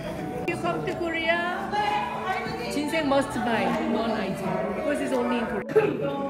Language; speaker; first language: English; non-native, fluent; Korean